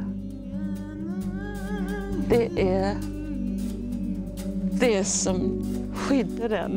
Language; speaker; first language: Swedish; non-native, fluent; Māori